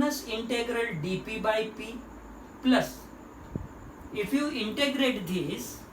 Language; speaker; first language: English; non-native, local second language; Marathi